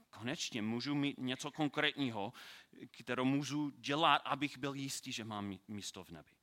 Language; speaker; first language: Czech; non-native, learner; English